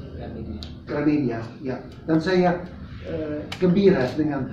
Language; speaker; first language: Indonesian; non-native, fluent; Dutch